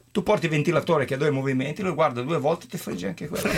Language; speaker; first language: Italian; non-native, fluent; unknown